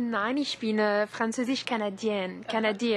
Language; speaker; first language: German; non-native, learner; French